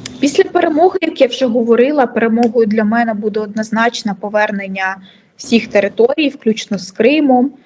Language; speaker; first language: Ukrainian; non-native, local second language; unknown